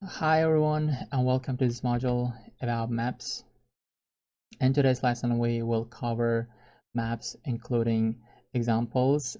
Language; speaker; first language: English; non-native, fluent; Uzbek